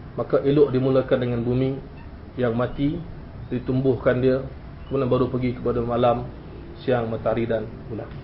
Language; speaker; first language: Malay; native; Malay